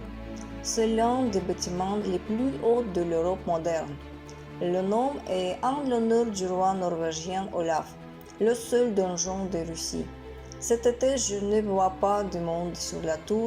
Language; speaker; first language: French; non-native, fluent; Russian